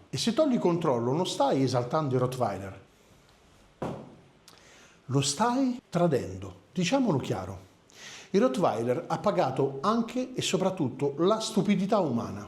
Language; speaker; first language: Italian; native; Italian